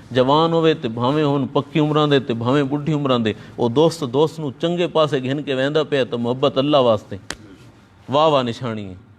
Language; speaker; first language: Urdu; non-native, local second language; Punjabi